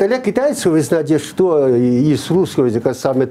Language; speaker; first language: Russian; non-native, fluent; Chinese